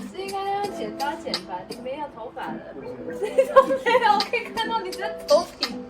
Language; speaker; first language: Chinese; early bilingual, heritage; Chinese